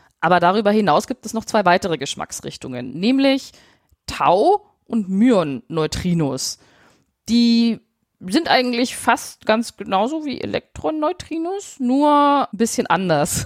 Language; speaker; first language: German; native; German